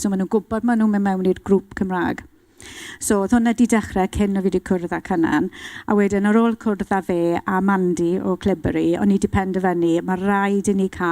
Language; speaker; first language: Welsh; non-native, local second language; English